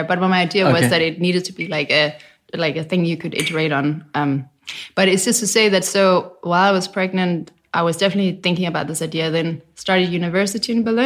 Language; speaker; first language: English; non-native, fluent; Danish